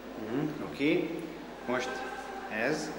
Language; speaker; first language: Hungarian; non-native, learner; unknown